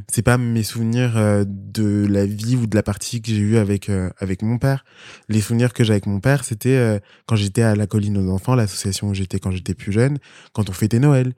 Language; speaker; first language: French; early bilingual, other home language; Spanish